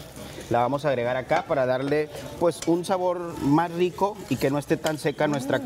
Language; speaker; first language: Spanish; native; Spanish